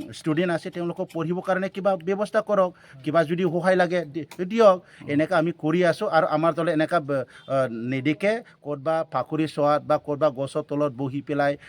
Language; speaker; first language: Assamese; non-native, local second language; Bodo